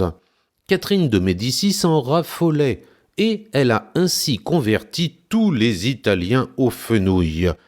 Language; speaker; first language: French; native; French